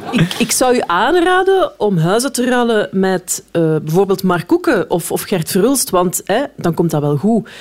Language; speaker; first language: Dutch; native; Dutch